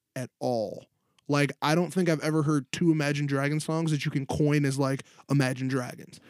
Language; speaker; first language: English; native; English